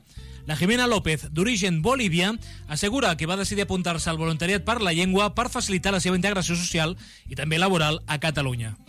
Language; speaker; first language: Catalan; native; Catalan